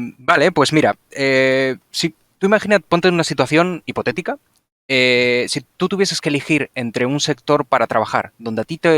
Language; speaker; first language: Spanish; native; Spanish